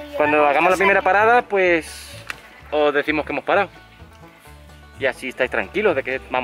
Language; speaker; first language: Spanish; native; Spanish